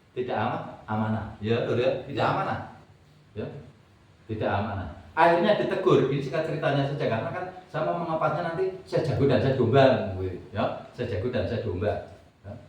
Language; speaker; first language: Indonesian; non-native, local second language; Javanese